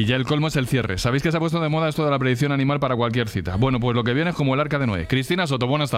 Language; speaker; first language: Spanish; native; Spanish